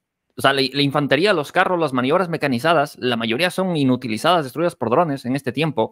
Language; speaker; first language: Spanish; native; Spanish